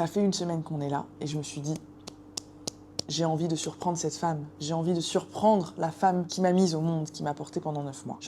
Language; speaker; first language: French; native; French